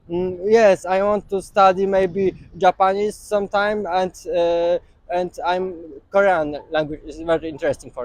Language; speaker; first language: English; non-native, learner; Polish